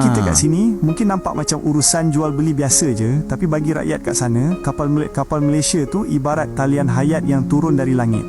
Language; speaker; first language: Malay; native; Malay